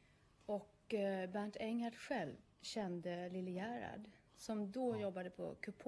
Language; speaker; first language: Swedish; native; Swedish